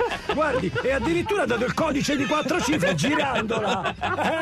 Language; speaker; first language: Italian; native; Italian